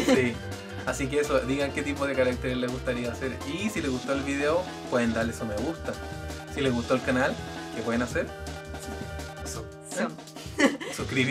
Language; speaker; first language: Spanish; native; Spanish